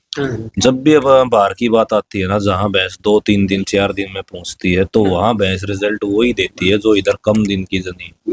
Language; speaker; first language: Hindi; native; Hindi